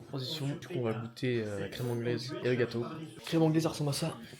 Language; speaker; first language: French; native; French